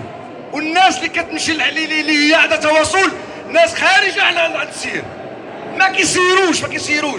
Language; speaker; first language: Arabic; native; Arabic